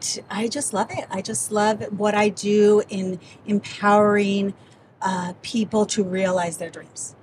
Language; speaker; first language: English; early bilingual, other home language; Spanish